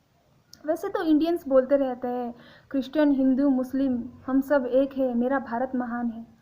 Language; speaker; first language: Hindi; non-native, local second language; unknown